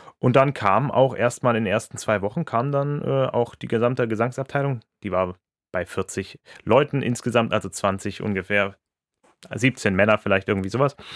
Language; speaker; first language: German; non-native, fluent; English